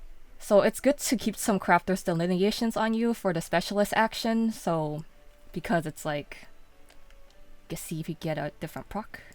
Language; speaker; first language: English; native; English